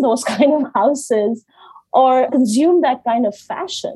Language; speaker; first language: English; non-native, local second language; Hindi